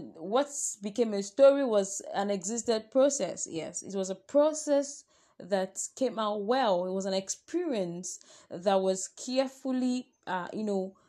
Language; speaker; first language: English; non-native, local second language; Yoruba